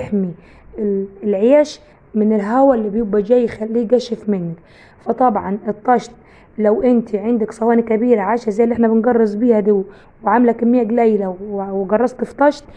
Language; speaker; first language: Arabic; native; Arabic